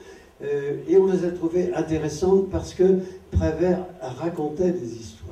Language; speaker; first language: French; native; French